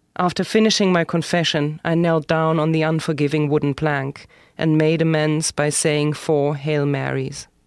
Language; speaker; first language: English; non-native, fluent; German